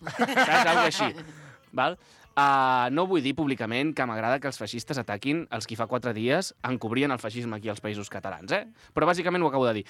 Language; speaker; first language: Catalan; native; Catalan